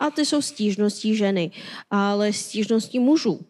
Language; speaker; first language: Czech; non-native, fluent; Korean